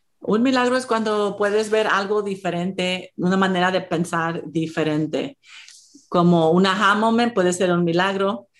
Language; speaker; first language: Spanish; early bilingual, heritage; Spanish